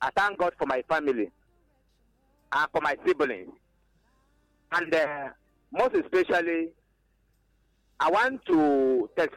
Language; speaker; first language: English; non-native, local second language; Igbo